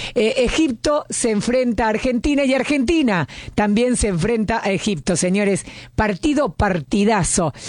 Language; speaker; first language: Spanish; native; Spanish